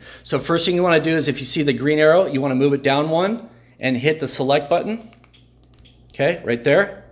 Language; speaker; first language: English; native; English